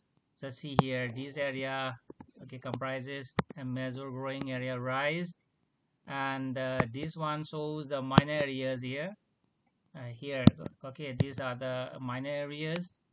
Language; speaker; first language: English; non-native, local second language; Manipuri